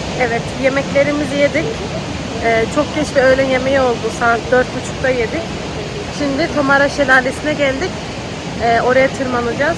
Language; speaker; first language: Turkish; early bilingual, heritage; Turkish